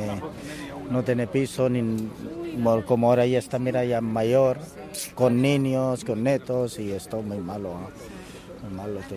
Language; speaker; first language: Spanish; non-native, learner; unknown